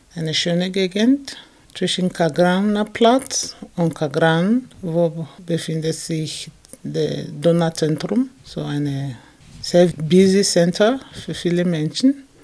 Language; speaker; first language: German; non-native, fluent; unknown